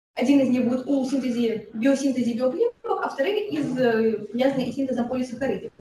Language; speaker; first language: Russian; non-native, local second language; Ukrainian